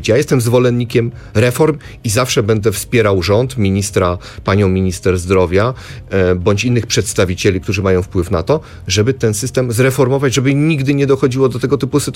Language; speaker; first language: Polish; native; Polish